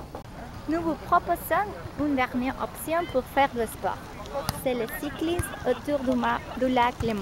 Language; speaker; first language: French; non-native, learner; Spanish